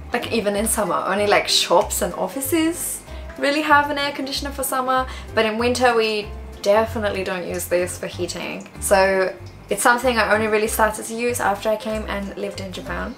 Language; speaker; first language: English; native; English